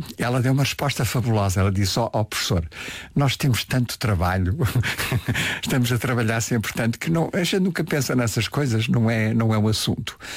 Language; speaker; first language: Portuguese; native; Portuguese